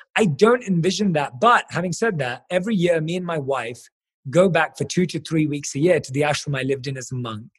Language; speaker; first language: English; native; English